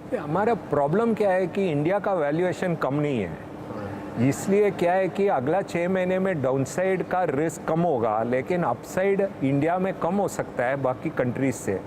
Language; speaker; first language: Hindi; non-native, local second language; Tamil